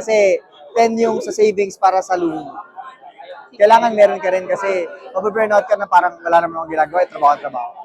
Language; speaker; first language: Filipino; native; Filipino